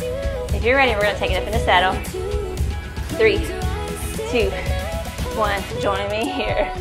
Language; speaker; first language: English; native; English